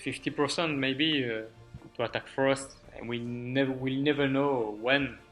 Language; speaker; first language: English; non-native, learner; French